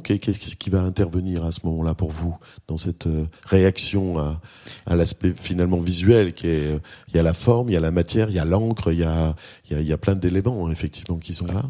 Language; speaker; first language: French; native; French